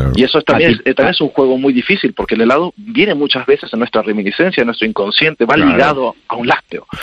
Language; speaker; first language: Spanish; native; Spanish